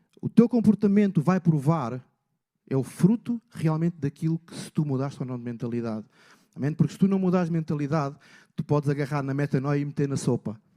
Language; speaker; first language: Portuguese; native; Portuguese